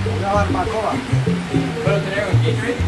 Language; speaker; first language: Spanish; non-native, learner; English